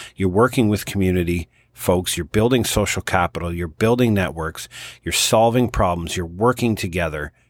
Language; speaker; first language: English; native; English